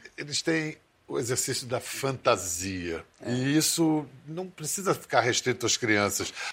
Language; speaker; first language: Portuguese; native; Portuguese